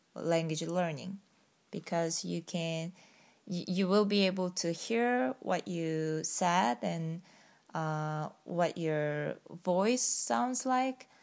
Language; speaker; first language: English; non-native, fluent; Korean